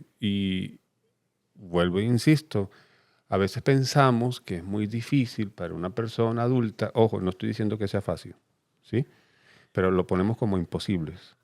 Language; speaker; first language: Spanish; native; Spanish